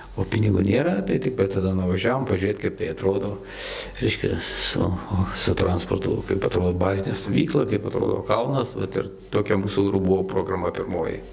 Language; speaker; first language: Lithuanian; native; Lithuanian